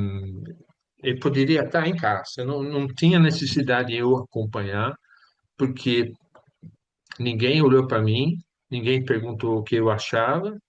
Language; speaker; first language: Portuguese; non-native, fluent; Swedish